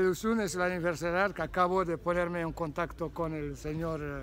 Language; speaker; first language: Spanish; non-native, learner; Arabic